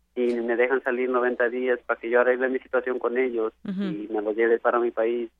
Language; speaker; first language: Spanish; native; Spanish